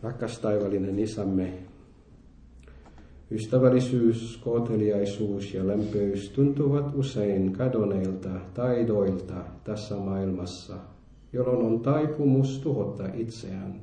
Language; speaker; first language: Finnish; non-native, fluent; French